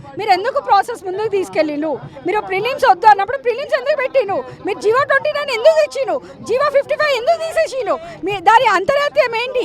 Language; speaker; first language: Telugu; native; Telugu